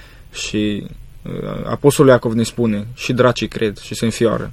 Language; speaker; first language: Romanian; native; Romanian